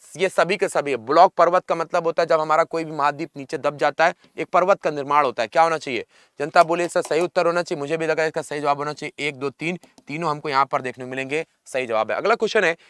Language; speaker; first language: Hindi; native; Hindi